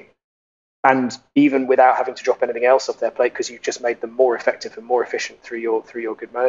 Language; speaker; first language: English; native; English